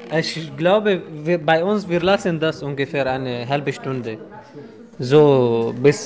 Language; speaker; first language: German; non-native, learner; Arabic